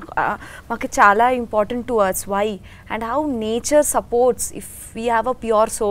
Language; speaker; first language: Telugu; non-native, learner; Bangla